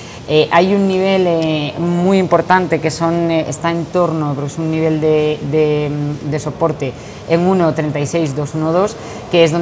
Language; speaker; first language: Spanish; native; Spanish